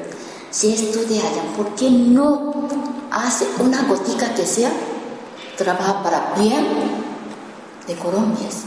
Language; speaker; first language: Spanish; non-native, learner; Japanese